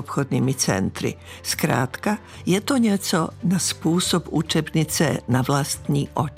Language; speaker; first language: Czech; non-native, fluent; Serbian